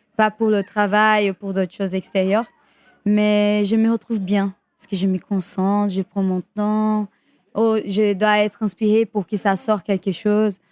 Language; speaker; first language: French; non-native, fluent; Portuguese